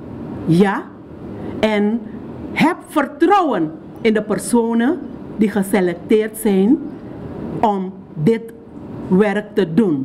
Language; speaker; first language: Dutch; non-native, local second language; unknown